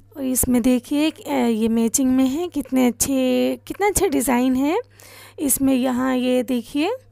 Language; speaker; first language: Hindi; native; Hindi